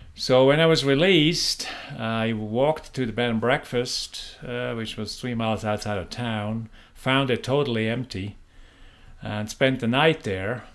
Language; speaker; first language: English; non-native, fluent; German